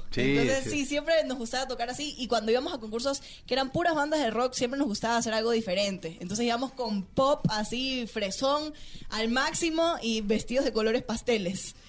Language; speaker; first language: Spanish; native; Spanish